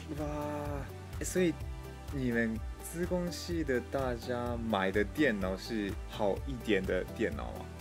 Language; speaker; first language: Chinese; non-native, fluent; Japanese